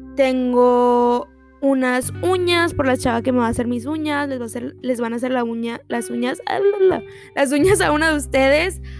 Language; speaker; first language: Spanish; early bilingual, heritage; Spanish